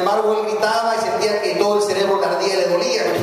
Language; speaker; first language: Spanish; native; Spanish